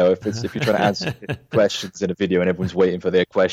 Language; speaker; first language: English; native; English